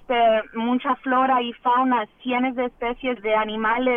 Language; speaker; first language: Spanish; early bilingual, heritage; English